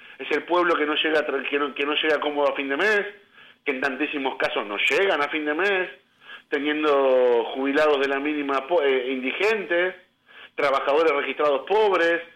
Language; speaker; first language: Spanish; native; Spanish